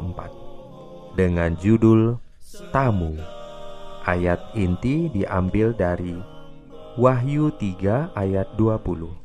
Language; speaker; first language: Indonesian; native; Indonesian